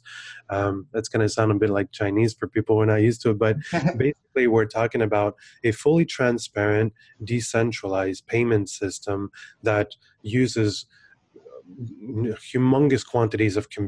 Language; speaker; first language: English; non-native, fluent; French